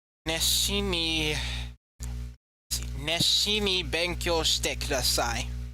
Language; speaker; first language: Japanese; non-native, learner; English